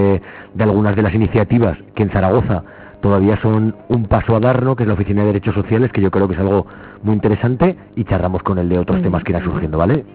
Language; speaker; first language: Spanish; native; Spanish